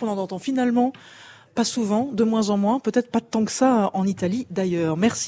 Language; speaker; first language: French; native; French